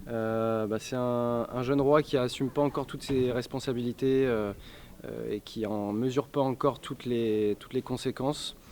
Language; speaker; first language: French; native; French